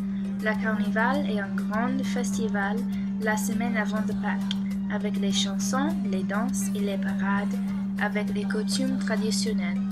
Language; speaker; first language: French; non-native, learner; English